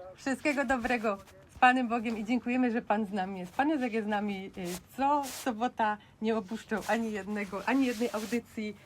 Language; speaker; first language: Polish; native; Polish